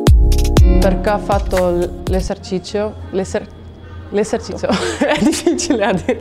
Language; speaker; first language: Italian; non-native, local second language; Swiss German